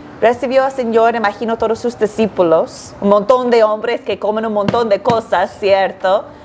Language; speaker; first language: Spanish; non-native, fluent; English